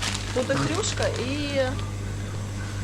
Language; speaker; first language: Russian; native; Russian